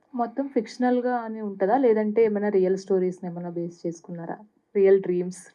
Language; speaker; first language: Telugu; native; Telugu